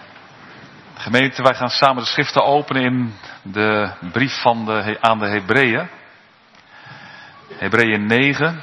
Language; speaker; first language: Dutch; native; Dutch